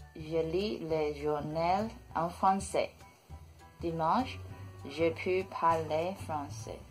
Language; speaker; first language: French; non-native, learner; Cantonese